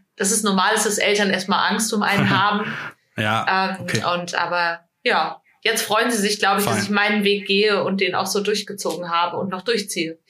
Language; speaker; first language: German; native; German